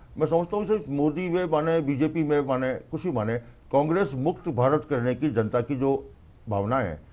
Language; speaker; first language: Hindi; native; Hindi